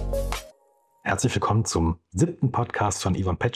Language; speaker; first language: German; native; German